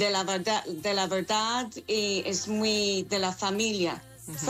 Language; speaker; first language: Spanish; non-native, fluent; English